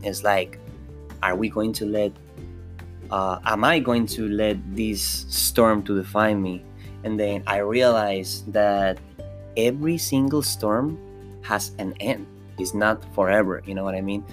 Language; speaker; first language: English; non-native, fluent; Spanish